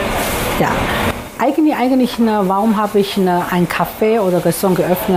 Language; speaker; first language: German; non-native, fluent; Chinese